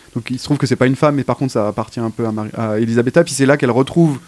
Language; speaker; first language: French; native; French